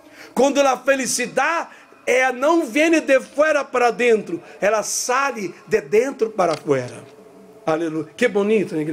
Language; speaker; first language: Portuguese; non-native, learner; Spanish